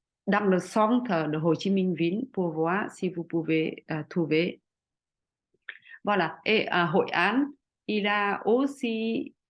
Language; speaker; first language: French; non-native, fluent; Vietnamese